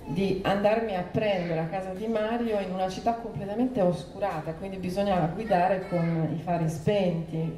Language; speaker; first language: Italian; non-native, fluent; Croatian